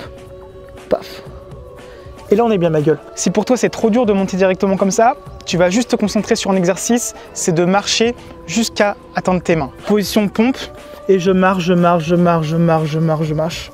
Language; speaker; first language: French; native; French